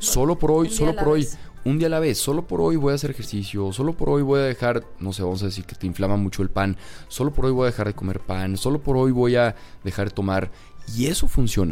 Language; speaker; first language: Spanish; native; Spanish